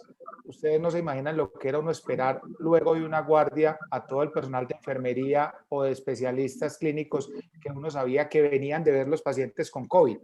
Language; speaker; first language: Spanish; native; Spanish